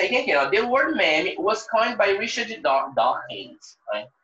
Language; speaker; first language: English; non-native, fluent; Portuguese